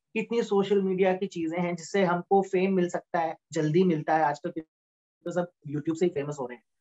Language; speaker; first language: Hindi; native; Hindi